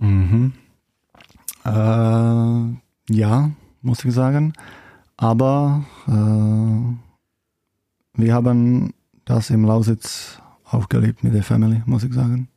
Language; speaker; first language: German; non-native, learner; Czech